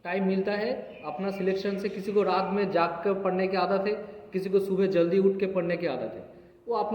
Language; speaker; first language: Hindi; non-native, local second language; Bangla